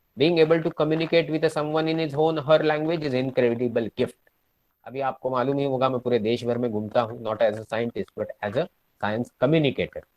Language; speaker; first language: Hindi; non-native, local second language; Marathi